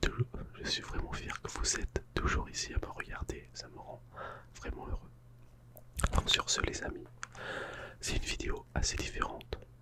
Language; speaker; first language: French; non-native, fluent; English